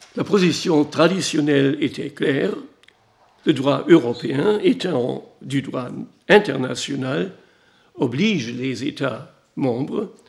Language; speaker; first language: French; non-native, fluent; German